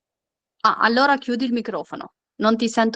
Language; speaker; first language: Italian; non-native, fluent; Urdu